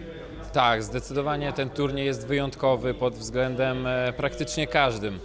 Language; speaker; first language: Polish; native; Polish